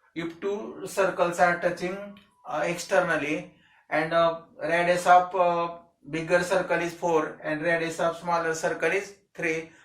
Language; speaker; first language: English; non-native, local second language; Marathi